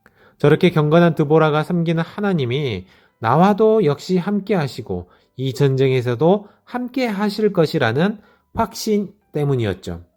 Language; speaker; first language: Korean; native; Korean